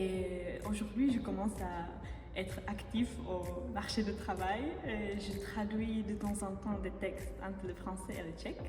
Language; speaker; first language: French; non-native, fluent; Czech